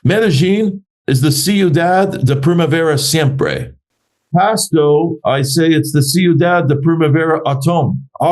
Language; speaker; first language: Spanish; non-native, learner; English